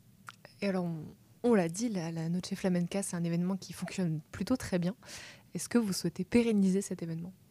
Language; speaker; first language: French; native; French